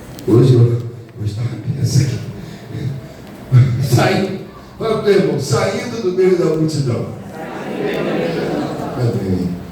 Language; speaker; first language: Portuguese; native; Portuguese